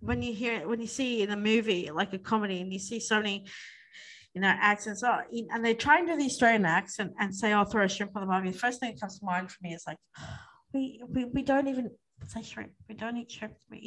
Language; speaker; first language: English; native; English